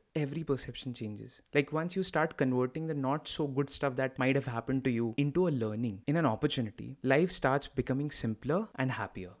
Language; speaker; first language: English; non-native, local second language; Hindi